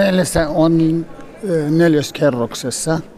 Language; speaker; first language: Finnish; non-native, learner; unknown